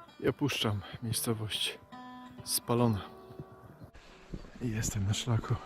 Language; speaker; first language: Polish; native; Polish